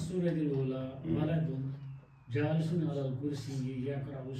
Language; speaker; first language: Arabic; non-native, learner; Kashmiri